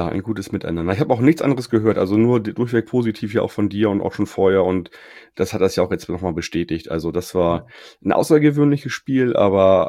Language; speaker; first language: German; native; German